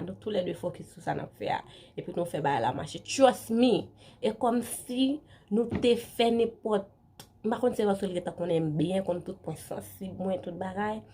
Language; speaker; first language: French; non-native, learner; Haitian Creole